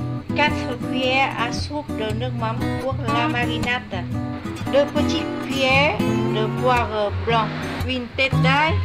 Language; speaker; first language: French; non-native, fluent; Vietnamese